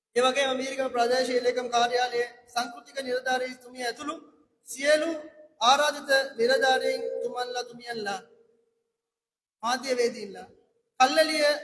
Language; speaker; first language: Sinhala; non-native, local second language; Tamil